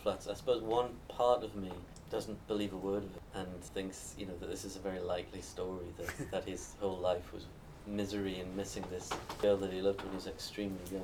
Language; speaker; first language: English; native; English